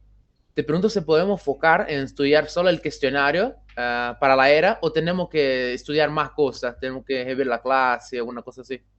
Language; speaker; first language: Spanish; non-native, learner; Portuguese